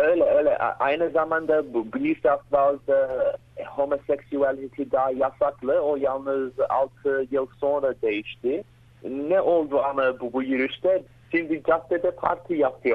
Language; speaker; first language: Turkish; early bilingual, heritage; Turkish